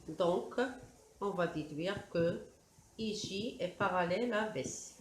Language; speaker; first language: French; non-native, local second language; Arabic